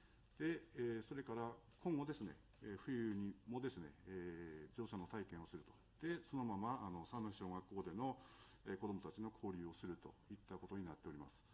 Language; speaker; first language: Japanese; native; Japanese